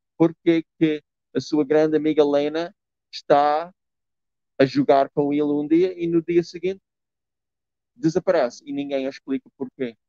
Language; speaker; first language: Portuguese; non-native, fluent; English